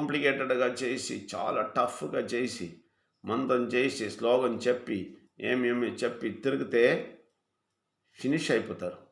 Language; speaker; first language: Telugu; non-native, fluent; Malayalam